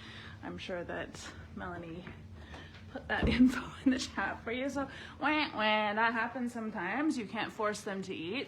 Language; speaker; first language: English; native; English